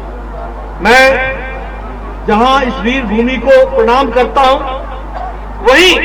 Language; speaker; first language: Hindi; native; Hindi